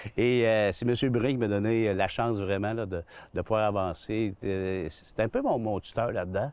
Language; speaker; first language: French; native; French